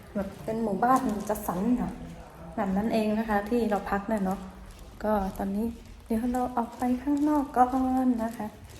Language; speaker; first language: Thai; non-native, local second language; Shan